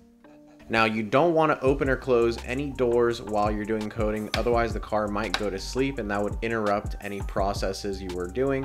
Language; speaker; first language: English; native; English